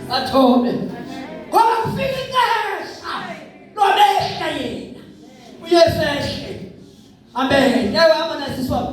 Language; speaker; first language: Zulu; non-native, local second language; Xhosa